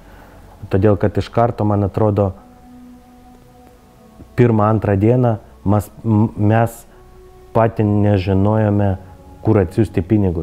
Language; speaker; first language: Lithuanian; non-native, learner; Ukrainian